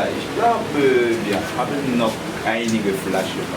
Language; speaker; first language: German; non-native, learner; French